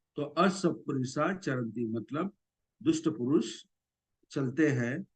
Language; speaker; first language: Hindi; non-native, local second language; Marathi